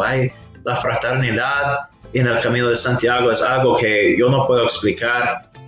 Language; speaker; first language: Spanish; non-native, fluent; English